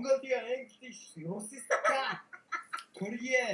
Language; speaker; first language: English; non-native, learner; Mongolian